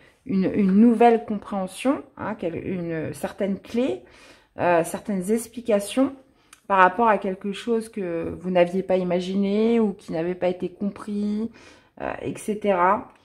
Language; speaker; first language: French; native; French